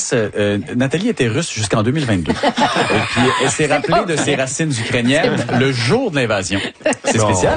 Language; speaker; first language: French; native; French